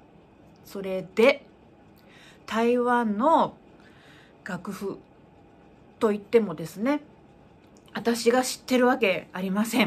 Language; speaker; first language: Japanese; native; Japanese